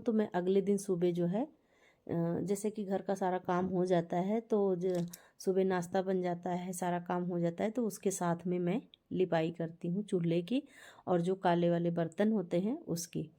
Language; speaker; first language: Hindi; native; Hindi